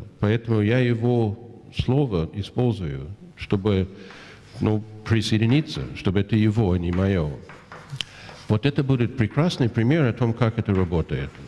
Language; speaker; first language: Russian; non-native, fluent; English